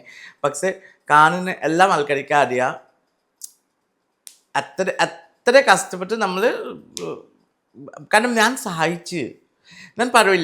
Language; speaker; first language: Malayalam; non-native, learner; Assamese